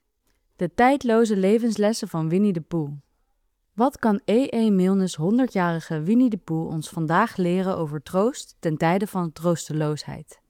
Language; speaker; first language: Dutch; native; Dutch